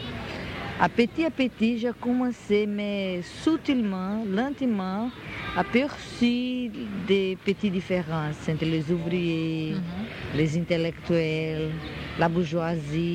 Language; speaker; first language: French; non-native, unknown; Portuguese